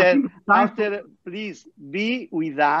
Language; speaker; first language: English; non-native, fluent; Italian